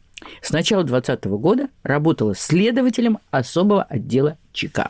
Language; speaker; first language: Russian; native; Russian